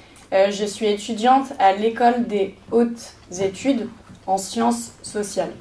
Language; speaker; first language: French; native; French